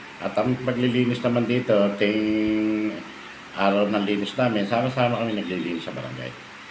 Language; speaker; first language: Filipino; native; Filipino